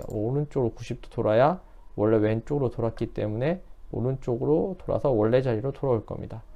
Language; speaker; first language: Korean; native; Korean